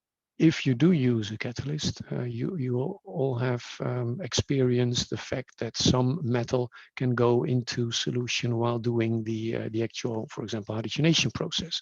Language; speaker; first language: English; non-native, fluent; Dutch